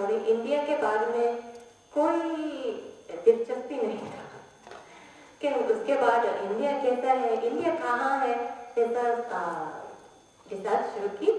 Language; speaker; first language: Hindi; non-native, learner; Japanese